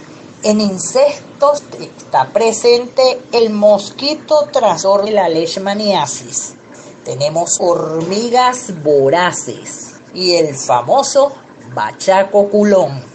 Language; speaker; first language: Spanish; native; Spanish